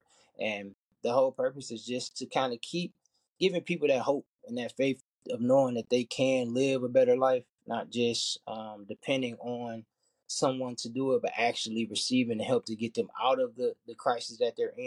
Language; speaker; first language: English; native; English